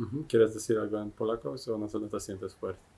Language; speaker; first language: Spanish; non-native, fluent; Polish